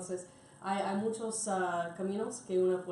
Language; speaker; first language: Spanish; non-native, fluent; English